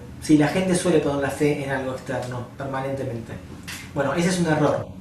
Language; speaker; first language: Spanish; native; Spanish